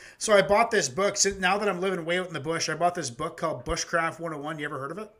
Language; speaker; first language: English; native; English